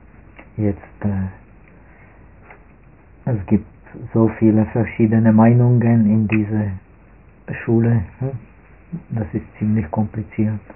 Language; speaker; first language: German; non-native, fluent; Czech